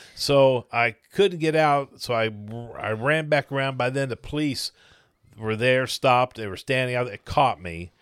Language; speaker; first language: English; native; English